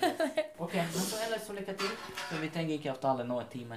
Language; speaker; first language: Norwegian; non-native, fluent; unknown